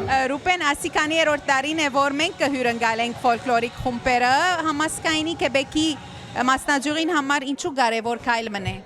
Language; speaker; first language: Armenian; early bilingual, heritage; Armenian